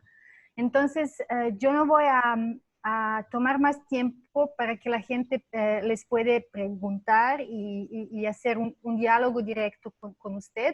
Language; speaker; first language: Spanish; non-native, fluent; Serbian